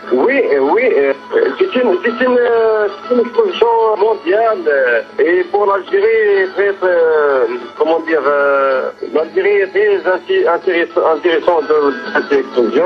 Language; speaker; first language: French; non-native, local second language; Arabic